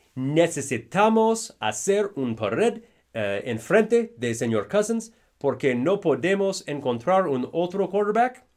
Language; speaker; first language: Spanish; non-native, learner; English